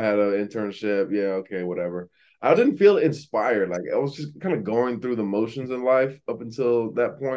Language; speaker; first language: English; native; English